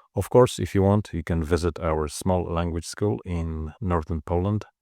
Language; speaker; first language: English; non-native, fluent; Polish